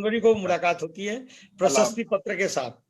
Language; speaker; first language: Hindi; native; Hindi